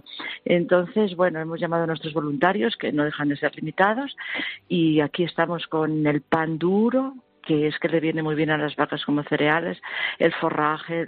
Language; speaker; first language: Spanish; native; Spanish